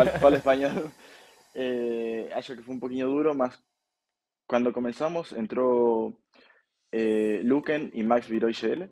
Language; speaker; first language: Portuguese; non-native, fluent; Spanish